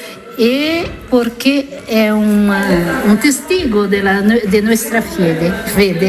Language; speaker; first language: Spanish; non-native, learner; Italian